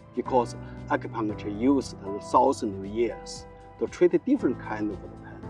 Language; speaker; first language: English; non-native, learner; Chinese